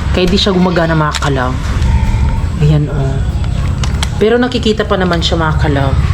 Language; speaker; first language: Filipino; non-native, local second language; Cebuano